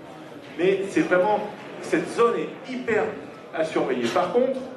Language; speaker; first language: French; native; French